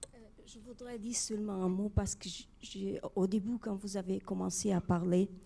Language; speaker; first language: French; non-native, fluent; Portuguese